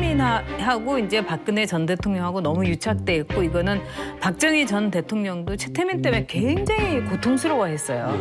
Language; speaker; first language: Korean; native; Korean